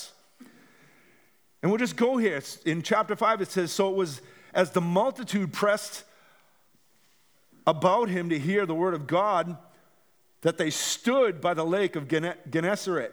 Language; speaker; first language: English; native; English